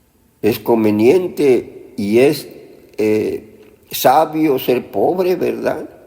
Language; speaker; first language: Spanish; native; Spanish